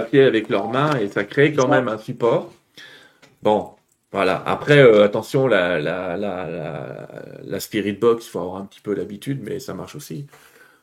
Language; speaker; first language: French; native; French